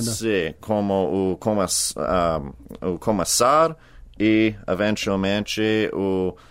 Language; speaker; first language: Portuguese; non-native, learner; English